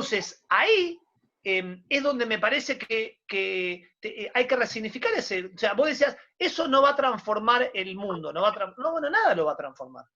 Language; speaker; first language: Spanish; native; Spanish